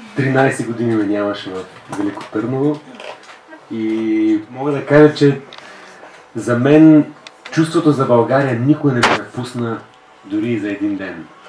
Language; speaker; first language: Bulgarian; non-native, fluent; Finnish